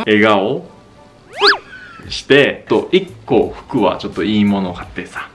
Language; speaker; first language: Japanese; non-native, fluent; Korean